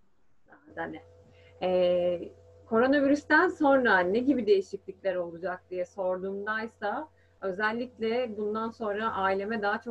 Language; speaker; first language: Turkish; native; Turkish